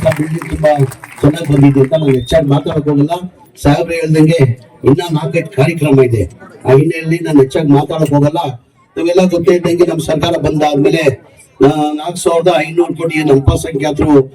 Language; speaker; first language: Kannada; non-native, local second language; Urdu